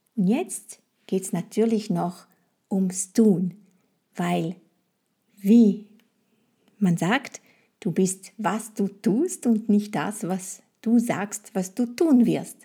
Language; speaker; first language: German; non-native, fluent; French